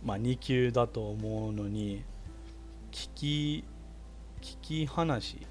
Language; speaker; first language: Japanese; non-native, fluent; English